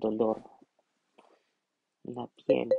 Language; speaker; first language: Spanish; non-native, learner; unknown